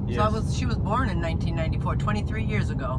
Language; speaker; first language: English; native; English